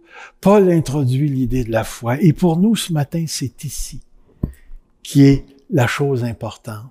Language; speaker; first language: French; native; French